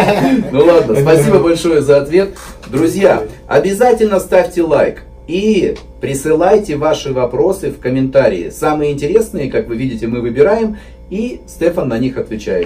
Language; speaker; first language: Russian; native; Russian